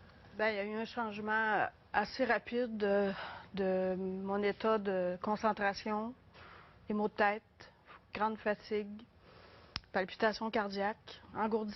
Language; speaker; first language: French; native; French